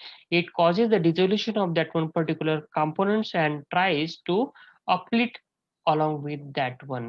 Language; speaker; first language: English; non-native, local second language; Marathi